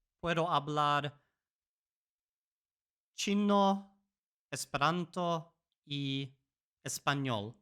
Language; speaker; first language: Spanish; non-native, learner; English